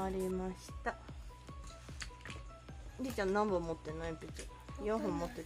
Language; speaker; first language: Japanese; native; Japanese